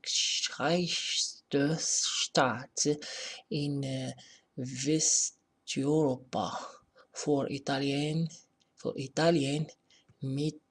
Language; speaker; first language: German; non-native, fluent; Arabic